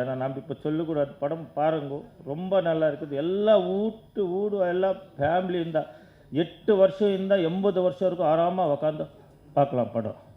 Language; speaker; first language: Tamil; non-native, learner; Kannada